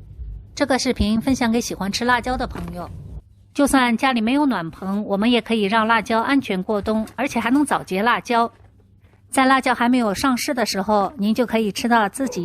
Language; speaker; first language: Chinese; native; Chinese